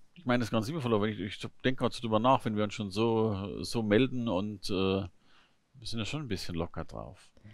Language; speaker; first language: German; native; German